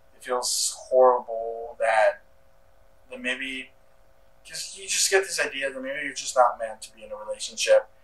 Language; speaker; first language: English; early bilingual, other home language; Spanish